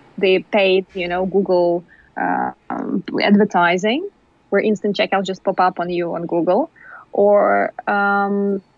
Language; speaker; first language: English; non-native, fluent; Ukrainian